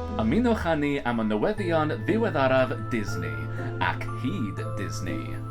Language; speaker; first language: Welsh; non-native, learner; English